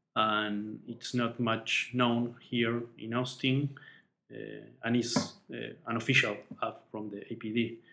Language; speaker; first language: English; non-native, fluent; Spanish